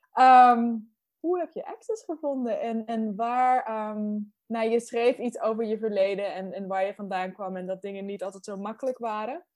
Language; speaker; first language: Dutch; native; Dutch